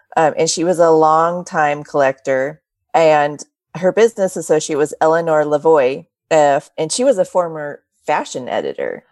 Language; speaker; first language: English; native; English